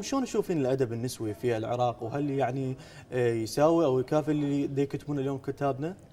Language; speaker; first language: Arabic; native; Arabic